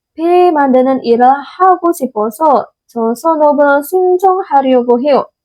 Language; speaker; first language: Korean; non-native, fluent; Indonesian